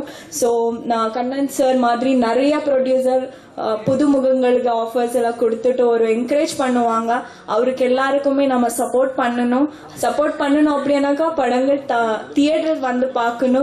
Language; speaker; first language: Tamil; non-native, local second language; Kannada